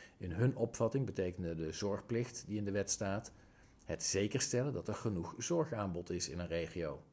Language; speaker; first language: Dutch; native; Dutch